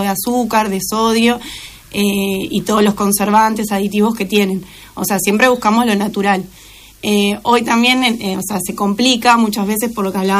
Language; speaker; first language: Spanish; native; Spanish